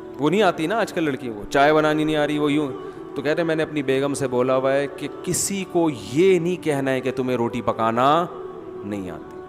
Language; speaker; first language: Urdu; native; Urdu